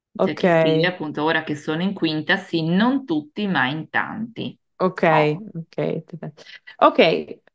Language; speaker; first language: Italian; non-native, fluent; English